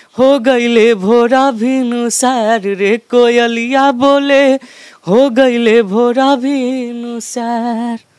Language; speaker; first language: Hindi; native; Hindi